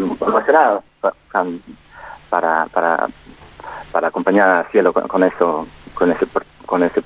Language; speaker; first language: Spanish; non-native, fluent; English